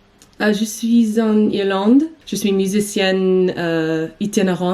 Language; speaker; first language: French; non-native, learner; English